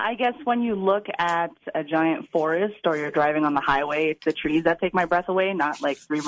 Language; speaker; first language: English; non-native, fluent; Italian